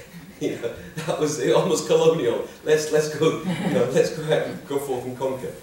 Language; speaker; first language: English; native; English